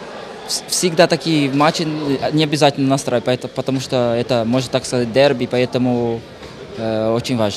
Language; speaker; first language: Russian; non-native, fluent; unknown